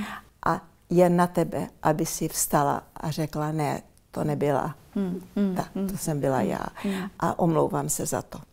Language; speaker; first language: Czech; early bilingual, heritage; Czech